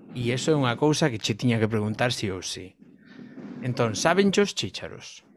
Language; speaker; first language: Galician; non-native, local second language; Spanish